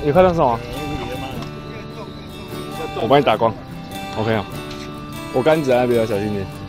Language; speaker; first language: Chinese; native; Chinese